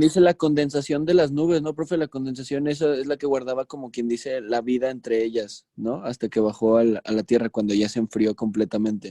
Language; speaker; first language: Spanish; native; Spanish